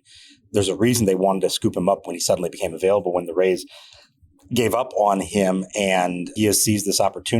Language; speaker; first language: English; native; English